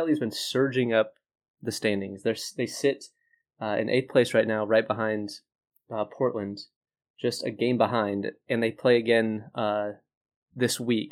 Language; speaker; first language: English; native; English